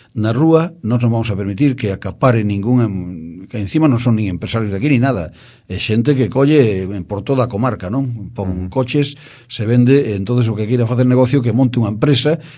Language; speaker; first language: Galician; native; Galician